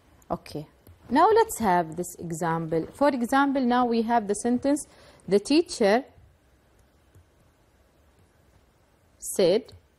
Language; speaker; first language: English; non-native, fluent; Arabic